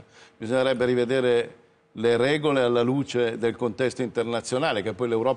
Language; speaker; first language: Italian; native; Italian